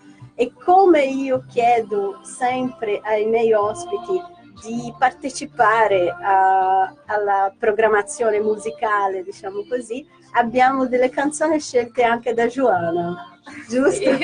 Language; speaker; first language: Italian; non-native, fluent; Portuguese